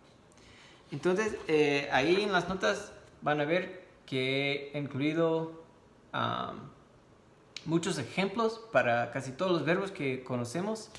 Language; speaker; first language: Spanish; non-native, fluent; English